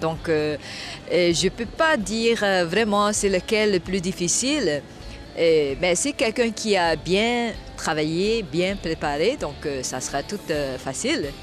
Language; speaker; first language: French; non-native, fluent; Chinese